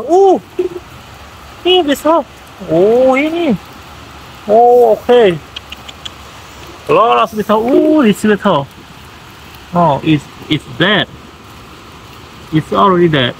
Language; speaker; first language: English; non-native, learner; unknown